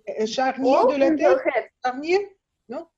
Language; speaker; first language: French; non-native, learner; Russian